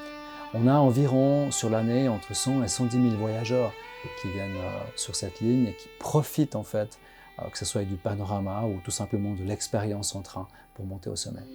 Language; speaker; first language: French; native; French